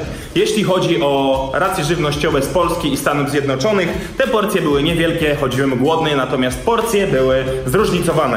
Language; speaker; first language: Polish; native; Polish